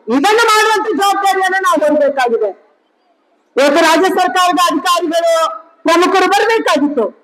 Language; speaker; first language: Kannada; non-native, local second language; Tulu